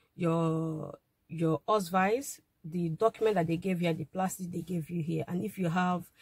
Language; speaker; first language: English; non-native, local second language; Igbo